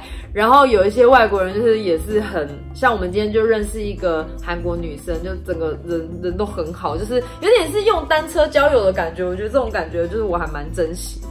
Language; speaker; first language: Chinese; native; Chinese